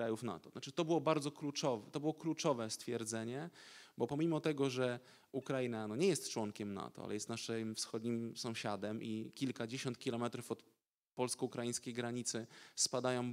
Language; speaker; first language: Polish; native; Polish